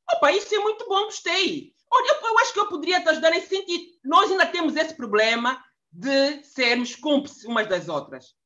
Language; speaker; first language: Portuguese; native; Portuguese